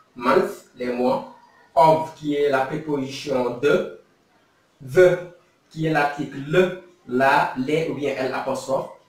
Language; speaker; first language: French; non-native, local second language; Wolof